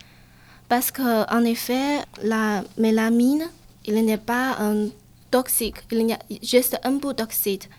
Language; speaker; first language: French; non-native, learner; Chinese